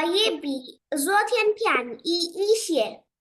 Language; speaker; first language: Chinese; non-native, learner; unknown